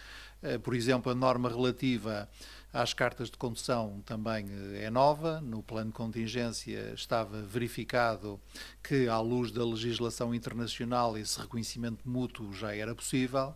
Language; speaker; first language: Portuguese; native; Portuguese